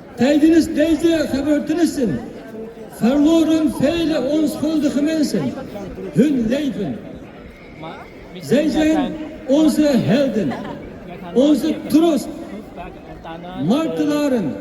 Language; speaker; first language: Dutch; non-native, fluent; Uyghur